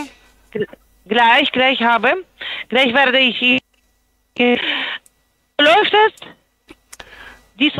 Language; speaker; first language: German; non-native, fluent; Polish